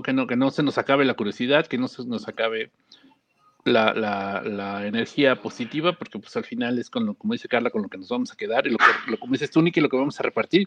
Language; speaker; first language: Spanish; native; Spanish